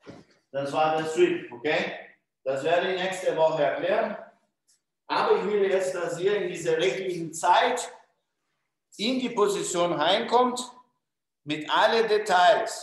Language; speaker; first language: German; non-native, fluent; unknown